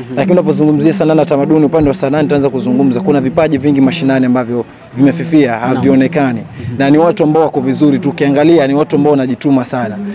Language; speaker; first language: Swahili; native; Swahili